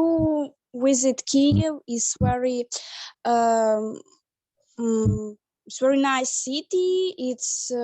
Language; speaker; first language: English; non-native, learner; Ukrainian